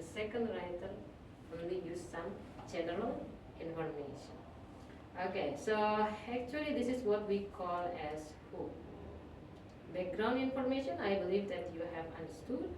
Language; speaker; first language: English; non-native, fluent; Indonesian